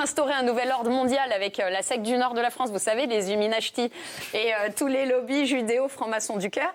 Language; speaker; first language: French; native; French